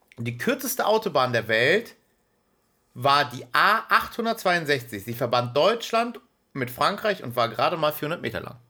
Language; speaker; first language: German; native; German